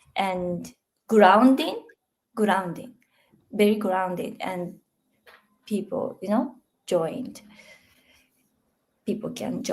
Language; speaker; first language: English; non-native, learner; Japanese